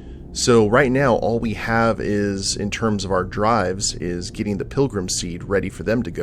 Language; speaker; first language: English; native; English